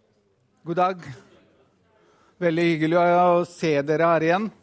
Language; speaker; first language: Norwegian; non-native, fluent; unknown